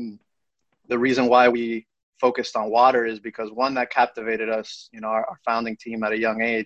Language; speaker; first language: English; native; English